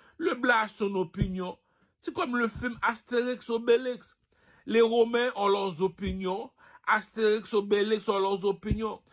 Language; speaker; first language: French; non-native, local second language; Haitian Creole